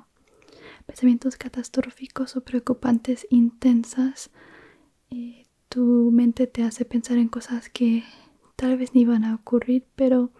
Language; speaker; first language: Spanish; early bilingual, heritage; Spanish